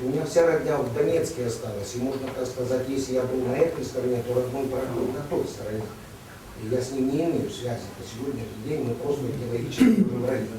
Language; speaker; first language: Russian; native; Russian